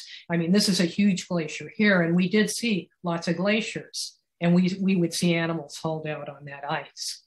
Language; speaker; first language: English; native; English